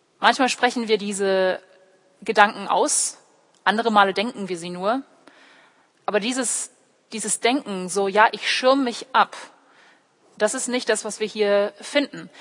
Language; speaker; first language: German; early bilingual, other home language; English